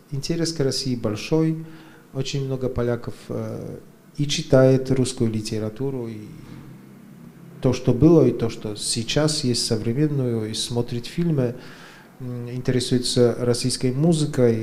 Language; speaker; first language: Russian; non-native, fluent; Polish